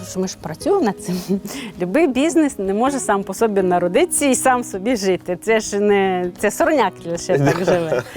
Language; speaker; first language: Ukrainian; non-native, local second language; Russian